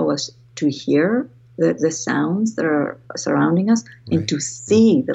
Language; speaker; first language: English; non-native, fluent; Greek